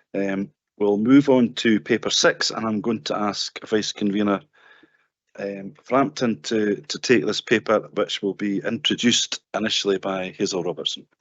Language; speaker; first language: English; native; English